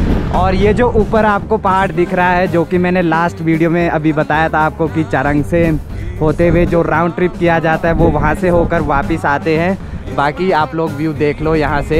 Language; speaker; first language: Hindi; non-native, local second language; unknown